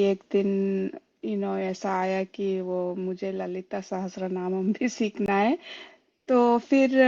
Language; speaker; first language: Hindi; non-native, local second language; Kannada